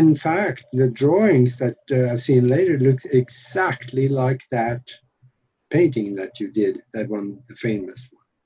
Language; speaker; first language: English; non-native, fluent; Norwegian